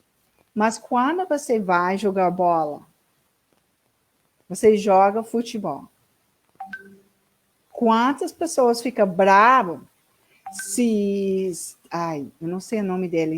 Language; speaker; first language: Portuguese; non-native, learner; English